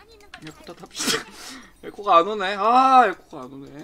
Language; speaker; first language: Korean; native; Korean